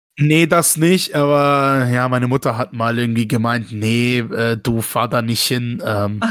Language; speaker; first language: German; early bilingual, other home language; Russian